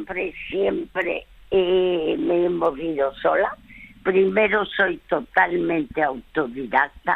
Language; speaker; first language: Spanish; early bilingual, other home language; French